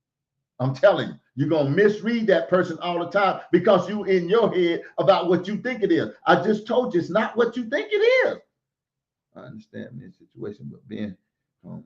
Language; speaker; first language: English; native; English